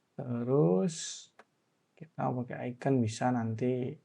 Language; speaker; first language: Indonesian; native; Indonesian